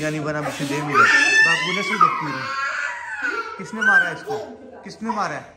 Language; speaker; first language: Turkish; non-native, learner; Urdu